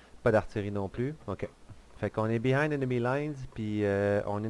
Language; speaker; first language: French; native; French